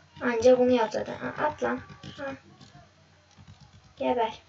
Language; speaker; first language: Turkish; native; Turkish